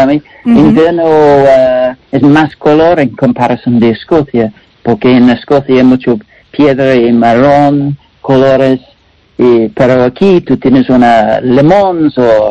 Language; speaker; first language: Spanish; non-native, learner; English